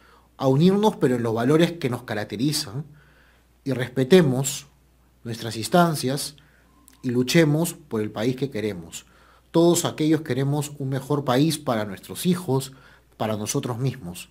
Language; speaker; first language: Spanish; native; Spanish